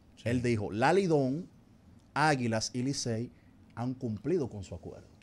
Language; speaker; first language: Spanish; native; Spanish